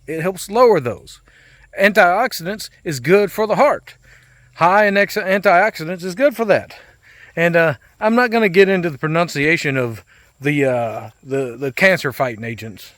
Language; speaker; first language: English; native; English